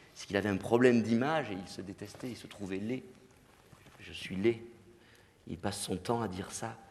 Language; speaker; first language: French; native; French